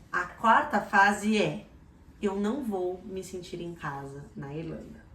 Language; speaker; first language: Portuguese; native; Portuguese